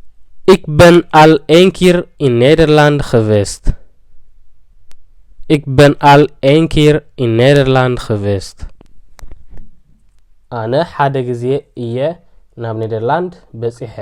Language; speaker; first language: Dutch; non-native, fluent; Tigrinya